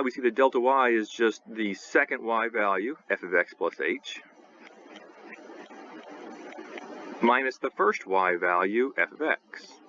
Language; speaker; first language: English; native; English